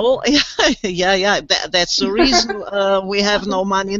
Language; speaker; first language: English; non-native, fluent; German